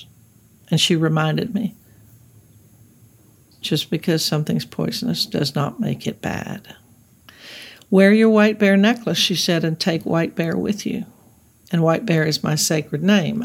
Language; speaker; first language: English; native; English